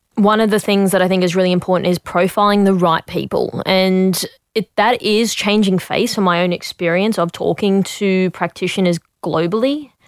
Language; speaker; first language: English; native; English